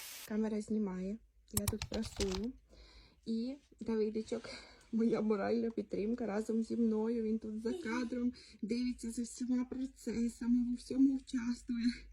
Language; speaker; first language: Ukrainian; native; Ukrainian